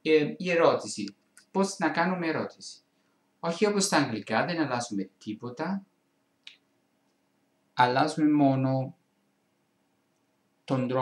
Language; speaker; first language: Greek; non-native, fluent; Italian